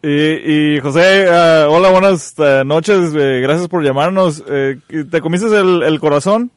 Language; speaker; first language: Spanish; native; Spanish